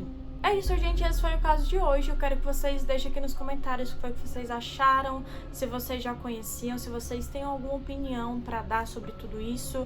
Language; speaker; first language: Portuguese; native; Portuguese